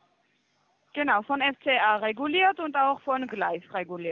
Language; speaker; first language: German; non-native, fluent; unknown